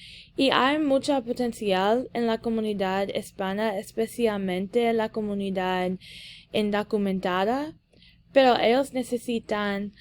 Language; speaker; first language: Spanish; early bilingual, heritage; English